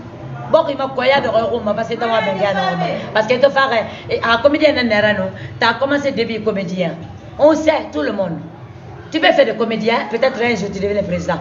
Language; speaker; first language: French; non-native, local second language; Susu